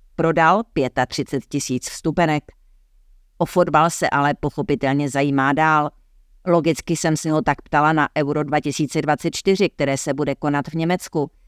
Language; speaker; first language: Czech; native; Czech